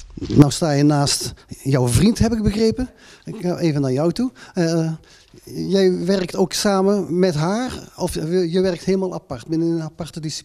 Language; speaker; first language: Dutch; native; Dutch